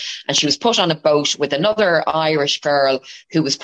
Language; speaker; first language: English; native; English